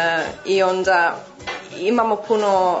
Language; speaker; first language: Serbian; early bilingual, heritage; English